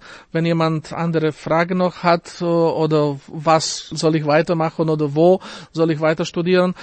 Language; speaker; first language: German; non-native, fluent; Slovak